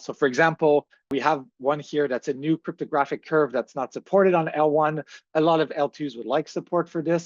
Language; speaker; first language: English; native; English